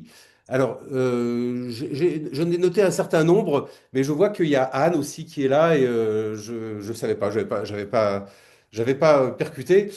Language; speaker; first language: French; native; French